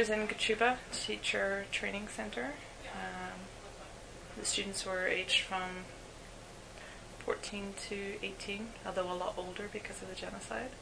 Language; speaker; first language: English; native; English